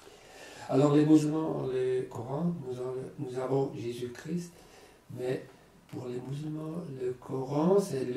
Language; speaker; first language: French; non-native, learner; German